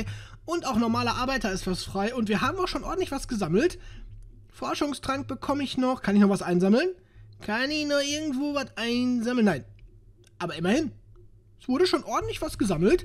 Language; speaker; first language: German; native; German